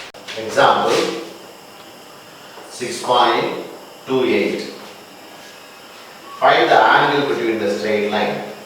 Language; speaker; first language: English; non-native, local second language; Tamil